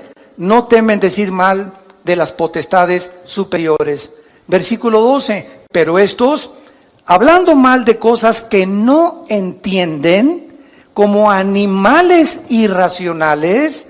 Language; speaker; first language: Spanish; native; Spanish